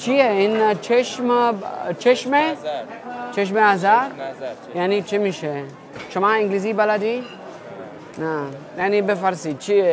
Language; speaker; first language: Persian; non-native, learner; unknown